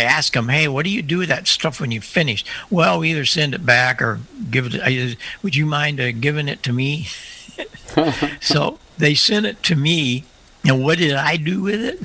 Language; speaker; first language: English; native; English